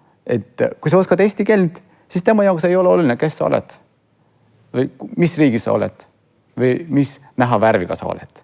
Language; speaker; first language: Estonian; non-native, fluent; Kurdish